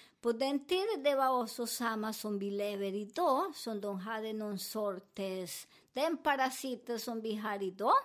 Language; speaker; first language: Swedish; non-native, learner; Spanish